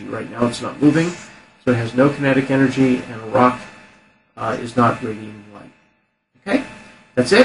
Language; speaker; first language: English; native; English